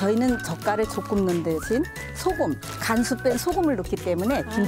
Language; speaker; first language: Korean; native; Korean